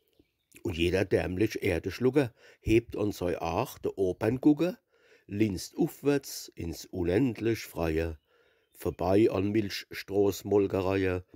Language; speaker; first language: German; native; German